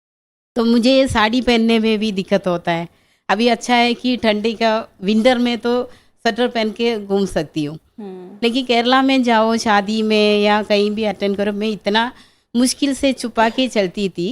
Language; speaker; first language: Hindi; non-native, local second language; Malayalam